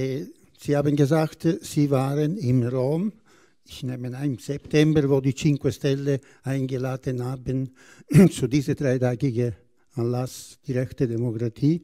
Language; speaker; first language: German; non-native, fluent; Italian